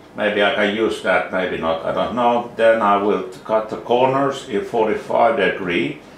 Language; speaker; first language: English; non-native, fluent; Finnish